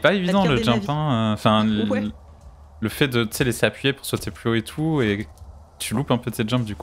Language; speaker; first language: French; native; French